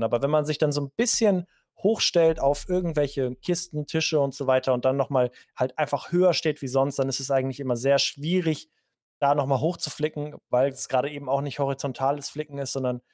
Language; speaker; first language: German; native; German